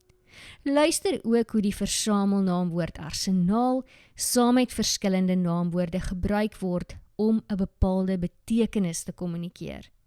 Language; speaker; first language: Afrikaans; native; Afrikaans